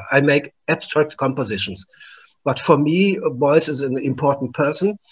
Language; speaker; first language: English; non-native, learner; German